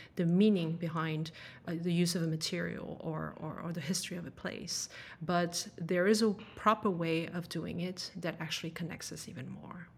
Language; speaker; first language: English; non-native, fluent; French